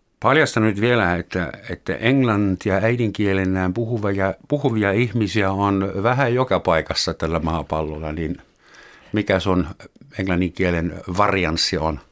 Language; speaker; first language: Finnish; native; Finnish